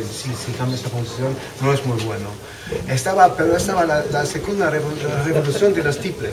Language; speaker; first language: Spanish; non-native, fluent; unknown